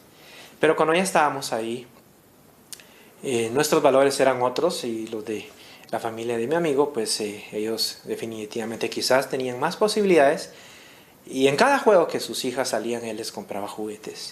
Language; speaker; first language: Spanish; native; Spanish